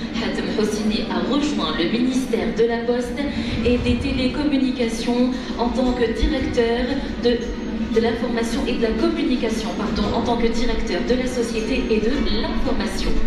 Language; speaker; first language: French; non-native, local second language; Arabic